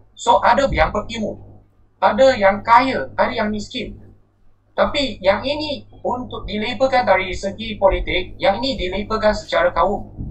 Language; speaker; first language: Malay; non-native, local second language; Chinese